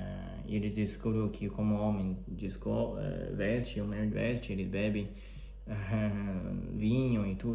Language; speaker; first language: Portuguese; non-native, learner; Chinese